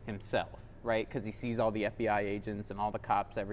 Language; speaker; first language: English; native; English